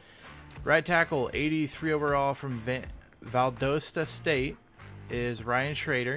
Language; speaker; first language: English; native; English